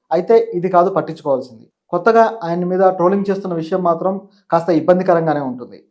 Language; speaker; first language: Telugu; native; Telugu